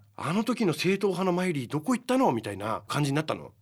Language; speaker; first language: Japanese; native; Japanese